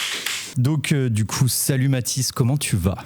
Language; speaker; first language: French; native; French